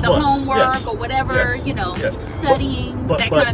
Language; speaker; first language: English; native; English